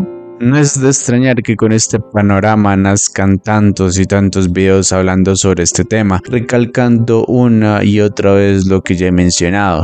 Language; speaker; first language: Spanish; native; Spanish